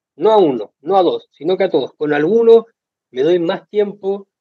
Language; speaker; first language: Spanish; native; Spanish